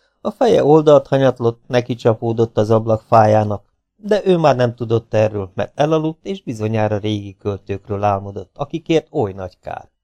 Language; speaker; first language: Hungarian; native; Hungarian